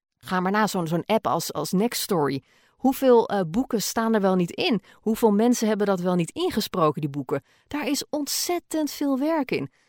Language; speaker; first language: Dutch; native; Dutch